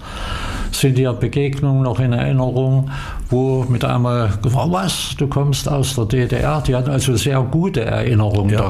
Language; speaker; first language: German; native; German